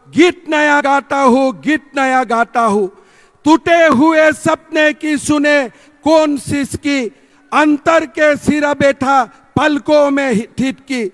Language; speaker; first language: Hindi; non-native, local second language; Assamese